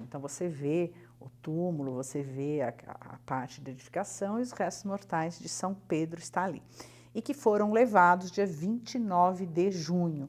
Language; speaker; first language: Portuguese; native; Portuguese